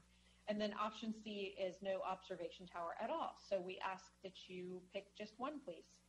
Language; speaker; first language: English; native; English